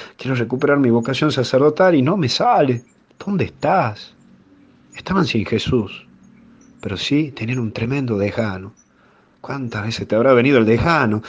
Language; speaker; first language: Spanish; native; Spanish